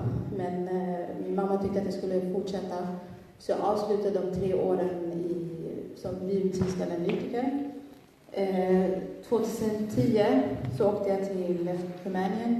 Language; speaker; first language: Swedish; early bilingual, other home language; Somali